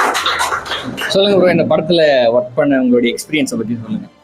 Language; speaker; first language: Tamil; native; Tamil